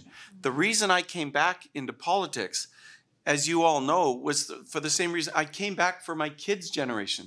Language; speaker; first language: English; native; English